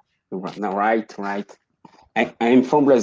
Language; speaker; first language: English; non-native, learner; Portuguese